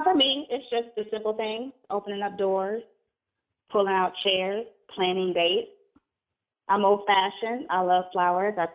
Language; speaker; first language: English; native; English